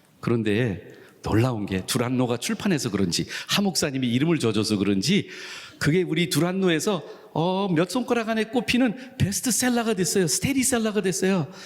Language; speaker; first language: Korean; native; Korean